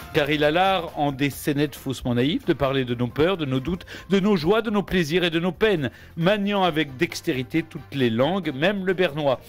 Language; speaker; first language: French; native; French